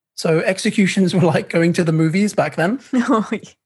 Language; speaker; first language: English; native; English